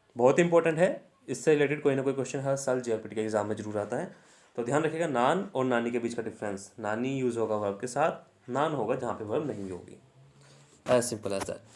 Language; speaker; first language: Hindi; native; Hindi